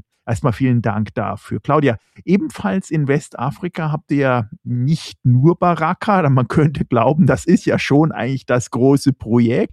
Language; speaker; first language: German; native; German